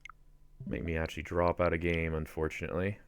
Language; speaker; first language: English; native; English